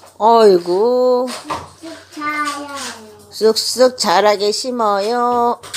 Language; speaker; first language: Korean; native; Korean